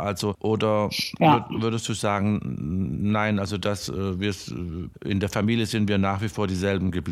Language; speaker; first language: German; native; German